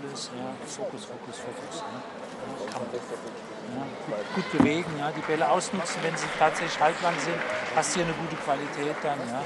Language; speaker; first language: German; native; German